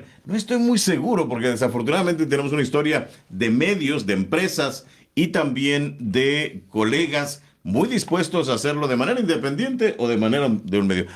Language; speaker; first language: Spanish; native; Spanish